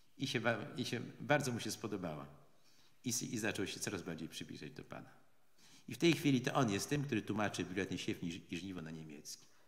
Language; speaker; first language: Polish; native; Polish